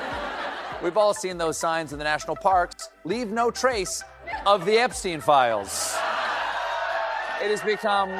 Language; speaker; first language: English; native; English